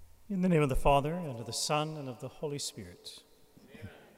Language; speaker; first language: English; native; English